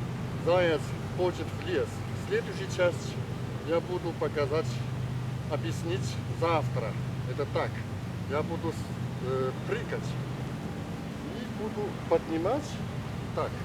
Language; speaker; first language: Russian; non-native, learner; Chinese